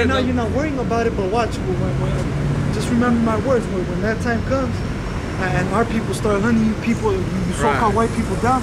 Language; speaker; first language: English; native; English